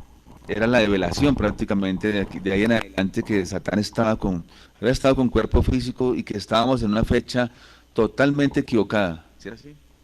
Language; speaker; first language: Spanish; native; Spanish